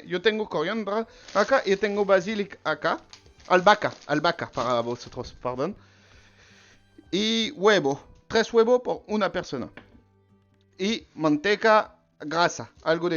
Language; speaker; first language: Spanish; non-native, learner; French